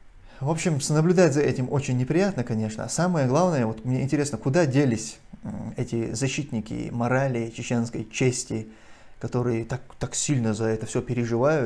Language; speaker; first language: Russian; non-native, local second language; Chechen